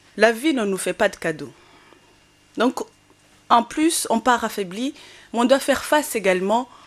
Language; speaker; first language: French; non-native, local second language; Kinyarwanda